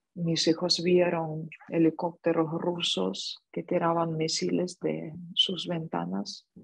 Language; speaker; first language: Spanish; non-native, fluent; Ukrainian